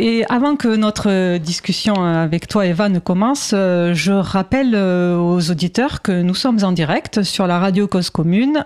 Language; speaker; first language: French; native; French